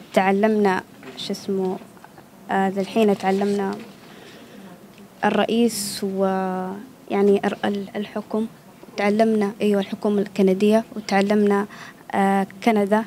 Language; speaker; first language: Arabic; non-native, local second language; Somali